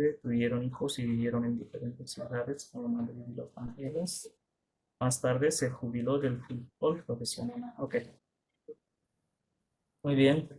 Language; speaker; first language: Spanish; non-native, fluent; Bangla